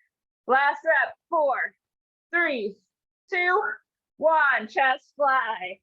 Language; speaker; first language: English; native; English